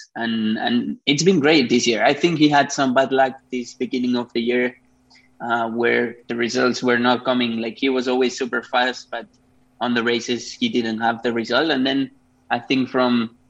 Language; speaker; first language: English; non-native, fluent; Spanish